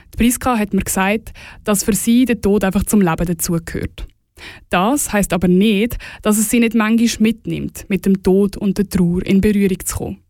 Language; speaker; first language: German; native; German